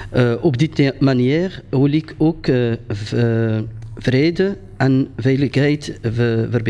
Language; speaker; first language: Dutch; non-native, fluent; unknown